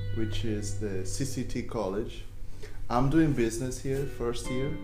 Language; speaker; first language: English; non-native, fluent; Portuguese